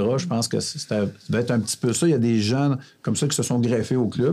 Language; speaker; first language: French; native; French